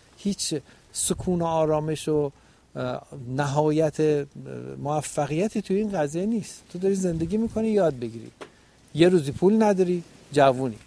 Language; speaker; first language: Persian; native; Persian